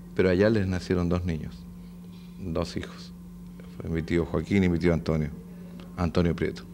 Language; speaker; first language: Spanish; native; Spanish